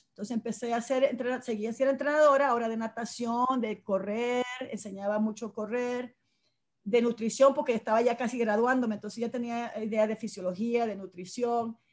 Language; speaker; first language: Spanish; native; Spanish